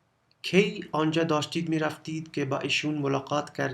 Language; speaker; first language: Persian; non-native, fluent; Urdu